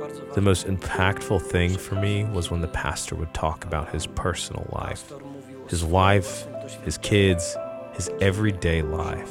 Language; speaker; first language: English; non-native, fluent; Polish